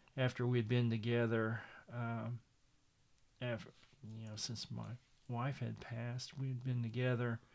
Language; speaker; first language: English; native; English